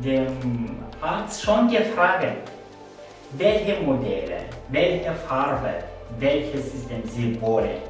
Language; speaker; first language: German; non-native, learner; Turkish